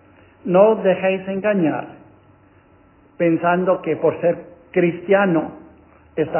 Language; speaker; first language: Spanish; non-native, fluent; English